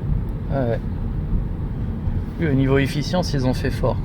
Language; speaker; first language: French; native; French